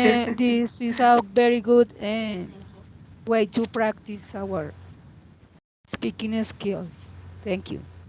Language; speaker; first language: English; non-native, learner; Spanish